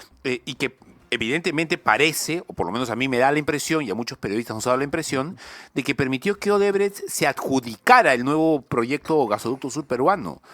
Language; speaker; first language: Spanish; native; Spanish